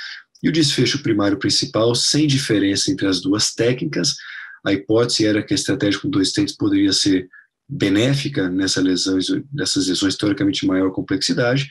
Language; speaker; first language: Portuguese; non-native, fluent; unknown